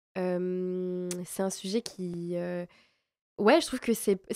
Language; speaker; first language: French; native; French